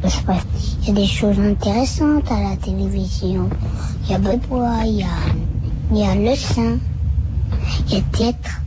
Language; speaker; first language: French; early bilingual, other home language; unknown